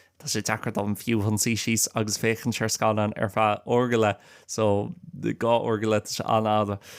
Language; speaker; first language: Irish; non-native, local second language; English